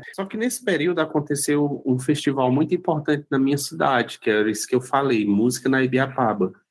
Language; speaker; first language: Portuguese; native; Portuguese